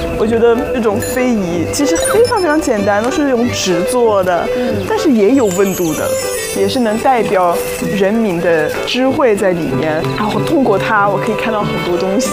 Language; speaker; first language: Chinese; non-native, fluent; French